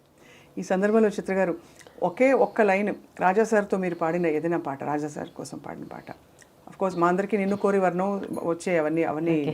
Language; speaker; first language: Telugu; native; Telugu